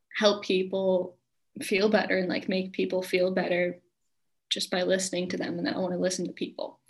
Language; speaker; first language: English; native; English